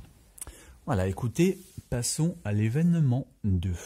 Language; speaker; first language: French; native; French